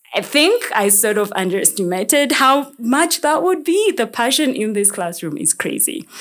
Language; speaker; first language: English; non-native, local second language; Ganda